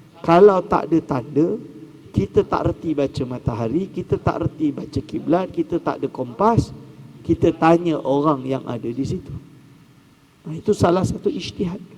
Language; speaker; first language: Malay; native; Malay